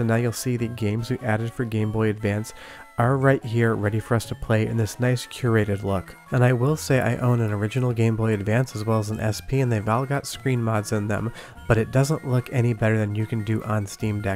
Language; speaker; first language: English; native; English